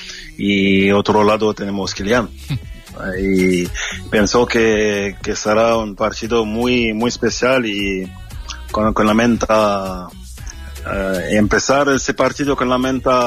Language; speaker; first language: Spanish; non-native, fluent; French